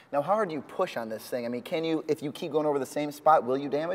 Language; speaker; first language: English; native; English